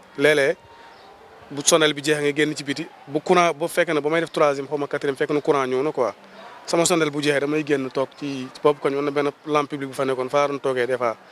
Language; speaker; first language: Wolof; non-native, local second language; Fula